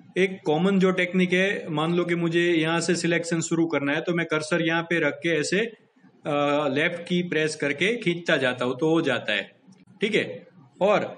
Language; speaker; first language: Hindi; non-native, local second language; Gujarati